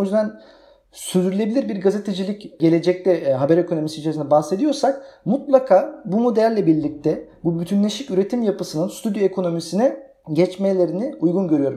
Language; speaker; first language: Turkish; native; Turkish